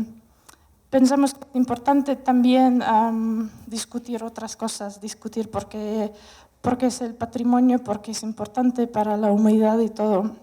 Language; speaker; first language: Spanish; non-native, fluent; Russian